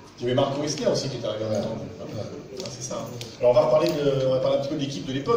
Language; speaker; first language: French; native; French